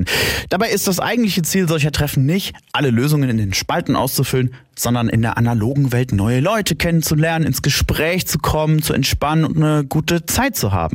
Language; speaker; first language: German; native; German